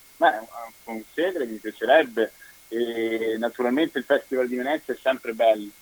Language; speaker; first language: Italian; native; Italian